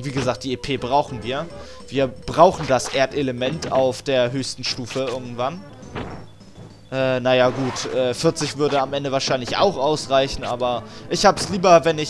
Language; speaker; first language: German; native; German